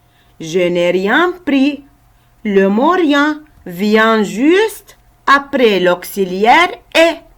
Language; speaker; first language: French; non-native, local second language; Arabic